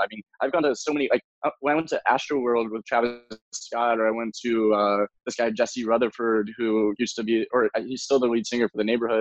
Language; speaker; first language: English; native; English